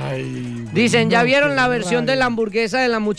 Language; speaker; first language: Spanish; native; Spanish